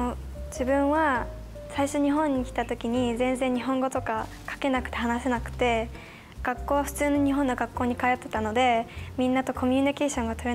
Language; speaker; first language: Japanese; non-native, fluent; English